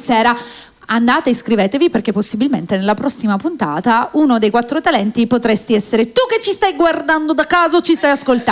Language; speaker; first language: Italian; native; Italian